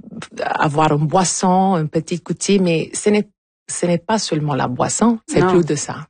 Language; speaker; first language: French; non-native, local second language; English